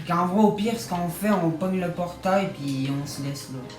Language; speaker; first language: French; native; French